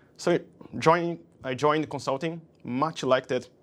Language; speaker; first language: English; non-native, fluent; Portuguese